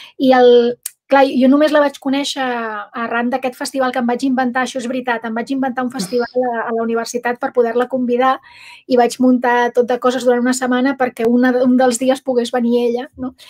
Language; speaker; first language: Catalan; non-native, local second language; Spanish